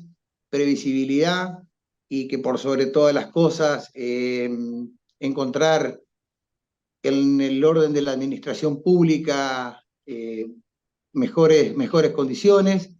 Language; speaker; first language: Spanish; native; Spanish